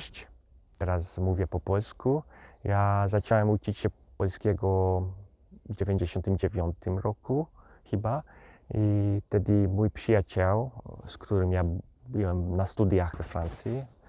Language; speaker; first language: Polish; non-native, fluent; Hungarian